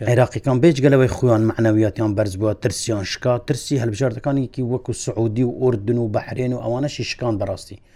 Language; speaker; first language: Central Kurdish; non-native, local second language; Kurdish